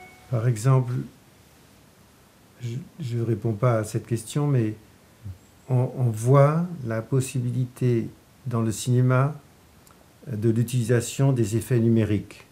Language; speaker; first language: French; native; French